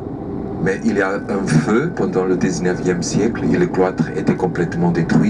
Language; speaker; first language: French; non-native, fluent; Portuguese